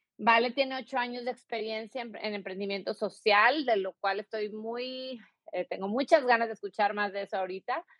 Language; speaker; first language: Spanish; native; Spanish